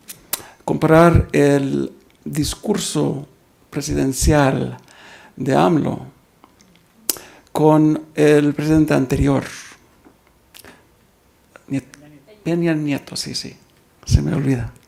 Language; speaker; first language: Spanish; early bilingual, heritage; Spanish